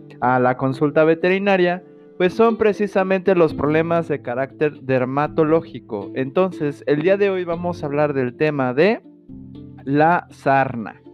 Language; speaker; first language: Spanish; native; Spanish